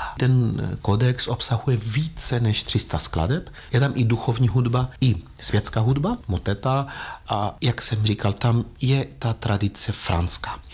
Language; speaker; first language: Czech; non-native, fluent; Greek